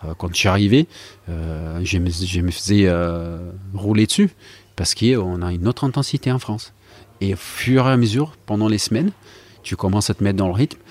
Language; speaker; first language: French; non-native, fluent; Portuguese